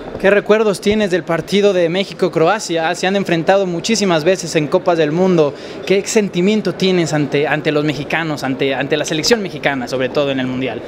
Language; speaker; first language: Spanish; native; Spanish